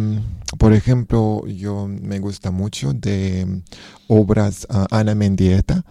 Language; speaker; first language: Spanish; non-native, learner; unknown